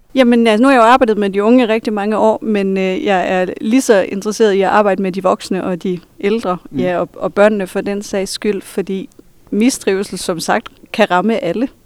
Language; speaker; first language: Danish; native; Danish